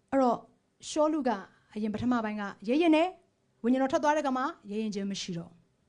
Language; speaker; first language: Burmese; native; Burmese